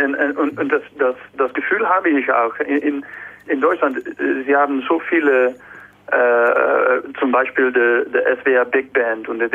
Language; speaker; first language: German; non-native, learner; Dutch